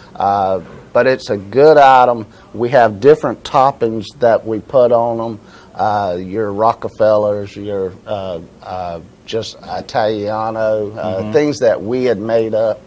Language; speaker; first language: English; native; English